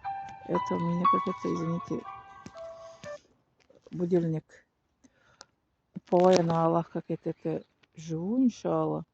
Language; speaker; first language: Russian; non-native, learner; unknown